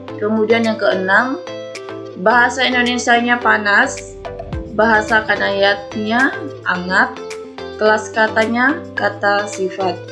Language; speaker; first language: Indonesian; non-native, local second language; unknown